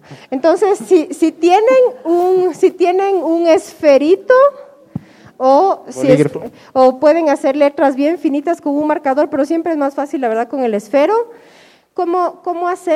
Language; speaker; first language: Spanish; native; Spanish